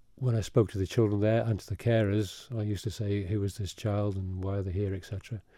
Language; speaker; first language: English; early bilingual, other home language; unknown